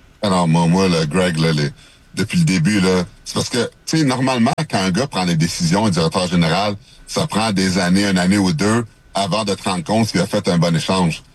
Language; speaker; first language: French; native; French